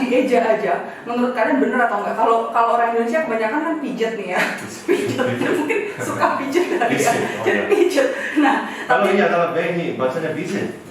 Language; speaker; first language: Indonesian; non-native, learner; Korean